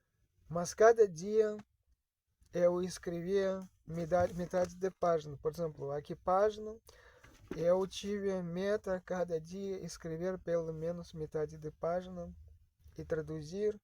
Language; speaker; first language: Portuguese; non-native, fluent; Russian